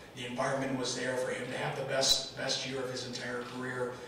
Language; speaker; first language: English; native; English